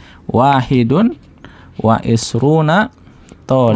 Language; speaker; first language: Arabic; non-native, fluent; Indonesian